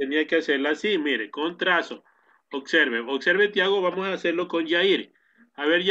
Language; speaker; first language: Spanish; native; Spanish